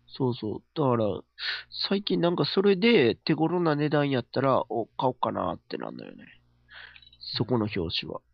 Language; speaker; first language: Japanese; native; Japanese